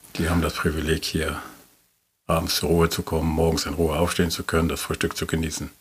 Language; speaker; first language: German; native; German